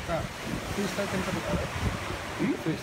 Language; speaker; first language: Japanese; native; Japanese